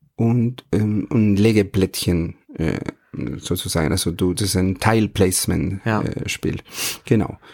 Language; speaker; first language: German; non-native, fluent; Spanish